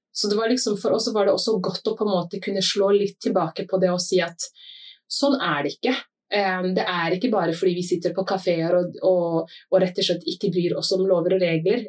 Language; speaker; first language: Norwegian; early bilingual, other home language; Somali